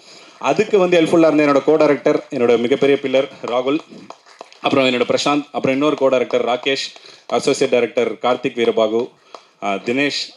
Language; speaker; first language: Tamil; native; Tamil